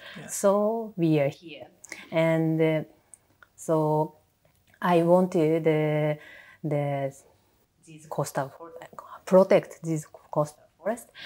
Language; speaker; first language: English; non-native, learner; Japanese